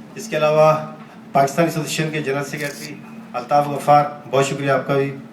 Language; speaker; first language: Urdu; native; Urdu